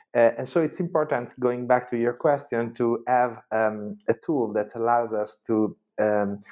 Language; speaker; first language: English; non-native, fluent; Italian